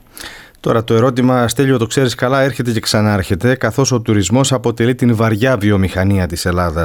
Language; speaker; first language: Greek; native; Greek